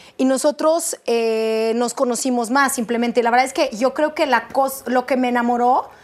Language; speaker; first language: Spanish; non-native, fluent; Russian